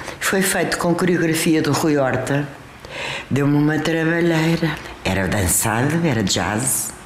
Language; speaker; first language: Portuguese; early bilingual, other home language; French